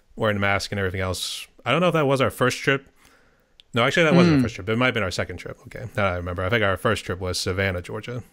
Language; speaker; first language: English; native; English